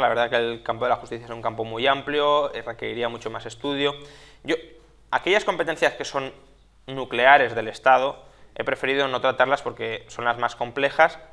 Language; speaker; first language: Spanish; native; Spanish